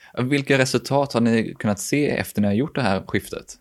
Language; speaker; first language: Swedish; native; Swedish